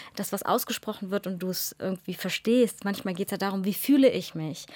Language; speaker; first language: German; native; German